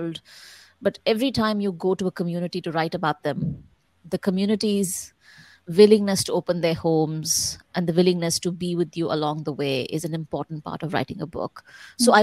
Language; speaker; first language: English; non-native, local second language; Tamil